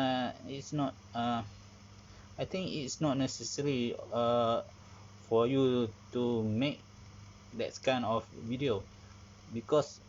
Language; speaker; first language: English; non-native, learner; Malay